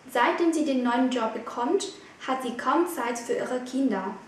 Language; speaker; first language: German; non-native, fluent; Vietnamese